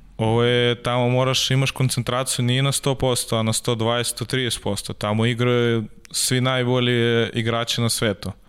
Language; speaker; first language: Serbian; non-native, learner; Russian